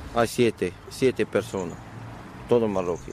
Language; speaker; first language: Spanish; non-native, learner; Arabic